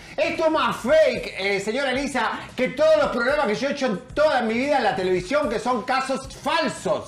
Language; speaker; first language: Spanish; native; Spanish